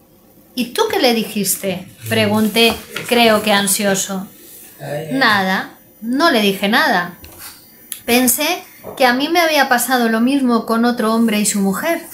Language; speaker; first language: Spanish; native; Spanish